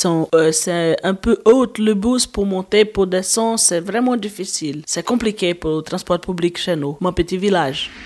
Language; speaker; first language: French; non-native, learner; Portuguese